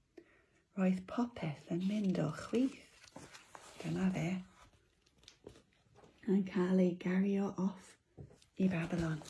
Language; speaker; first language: Welsh; non-native, local second language; English